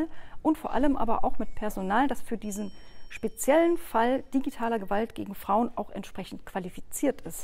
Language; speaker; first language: German; native; German